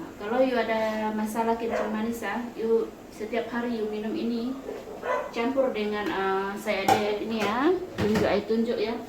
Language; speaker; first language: Malay; non-native, local second language; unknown